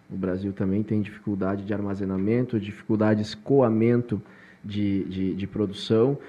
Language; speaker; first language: Portuguese; native; Portuguese